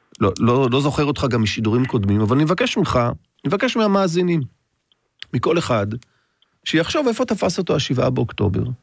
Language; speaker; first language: Hebrew; native; Hebrew